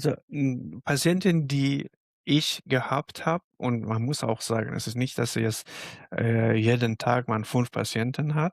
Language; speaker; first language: German; non-native, fluent; Arabic